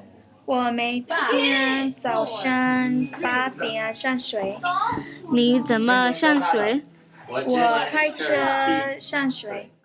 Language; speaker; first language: Chinese; non-native, learner; English